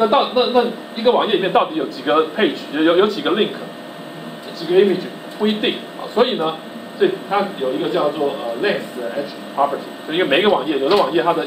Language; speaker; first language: Chinese; native; Chinese